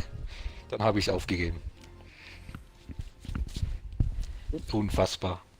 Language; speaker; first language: German; native; German